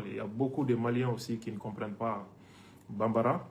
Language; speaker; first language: French; non-native, local second language; Bambara